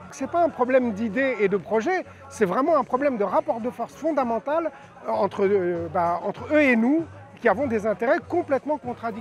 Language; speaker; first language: French; native; French